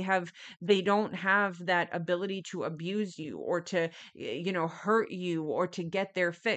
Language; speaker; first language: English; native; English